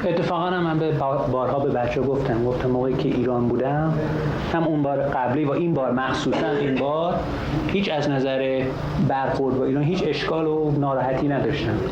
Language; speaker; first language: Persian; non-native, fluent; English